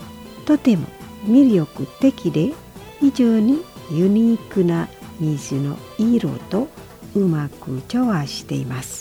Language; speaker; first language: Japanese; non-native, fluent; Indonesian